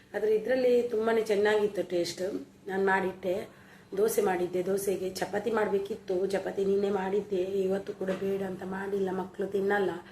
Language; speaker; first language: Kannada; non-native, local second language; Tulu